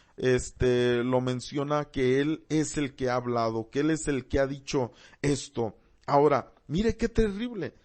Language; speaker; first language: Spanish; early bilingual, heritage; Spanish